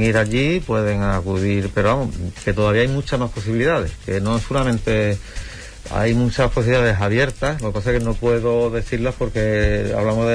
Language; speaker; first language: Spanish; native; Spanish